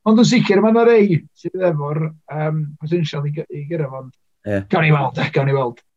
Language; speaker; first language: Welsh; native; Welsh